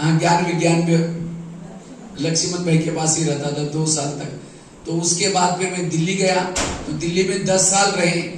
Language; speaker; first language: Hindi; non-native, local second language; Marathi